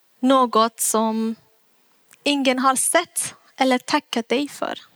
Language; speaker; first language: Swedish; non-native, fluent; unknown